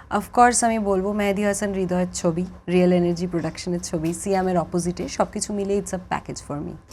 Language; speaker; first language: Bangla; native; Bangla